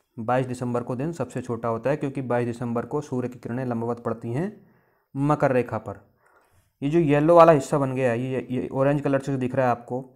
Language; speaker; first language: Hindi; native; Hindi